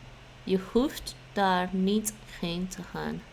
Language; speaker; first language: Dutch; non-native, learner; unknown